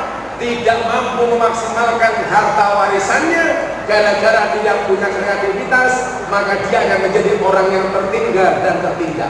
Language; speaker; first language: Indonesian; non-native, local second language; Javanese